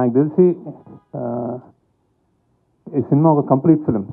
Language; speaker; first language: Telugu; native; Telugu